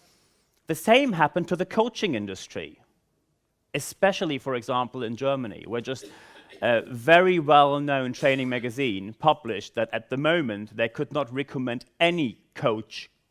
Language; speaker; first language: English; non-native, fluent; German